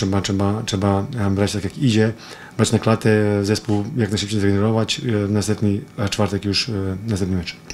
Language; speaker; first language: Polish; non-native, fluent; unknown